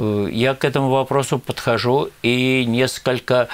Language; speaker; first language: Russian; native; Russian